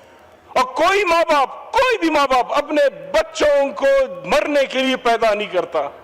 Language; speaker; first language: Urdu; non-native, local second language; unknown